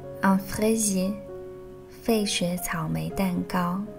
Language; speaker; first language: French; non-native, fluent; Chinese